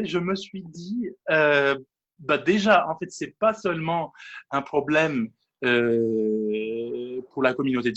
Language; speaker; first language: French; non-native, fluent; Turkish